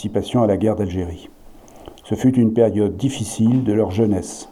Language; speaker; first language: French; native; French